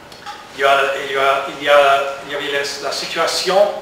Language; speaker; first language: French; non-native, learner; English